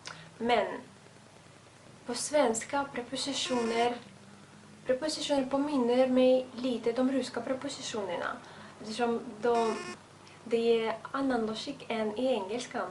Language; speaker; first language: Swedish; non-native, fluent; Russian